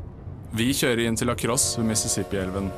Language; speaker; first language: Norwegian; native; Norwegian